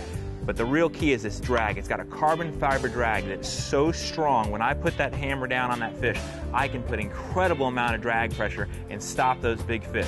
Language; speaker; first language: English; native; English